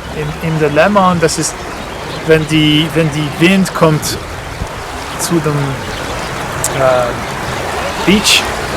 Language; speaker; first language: German; non-native, learner; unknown